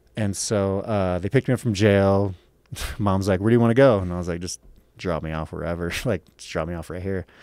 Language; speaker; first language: English; native; English